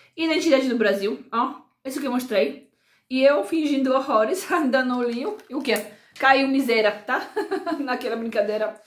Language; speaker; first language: Portuguese; non-native, fluent; Polish